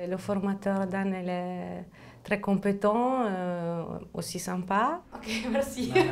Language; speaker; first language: French; non-native, fluent; Italian